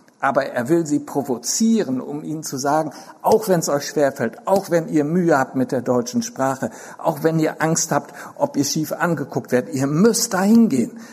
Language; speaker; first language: German; native; German